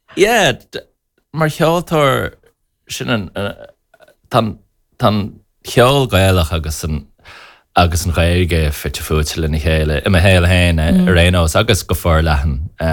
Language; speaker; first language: Irish; native; Irish